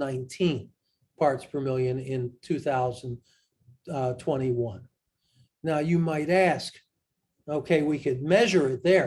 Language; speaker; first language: English; native; English